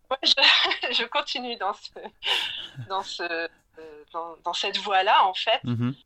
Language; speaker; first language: French; native; French